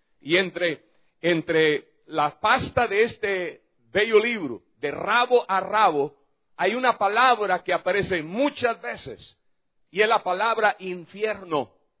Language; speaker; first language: Spanish; non-native, fluent; English